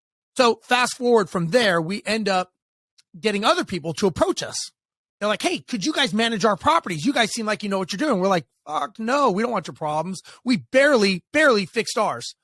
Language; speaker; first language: English; native; English